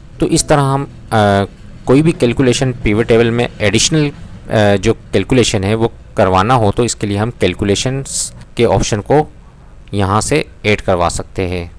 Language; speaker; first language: Urdu; non-native, local second language; Punjabi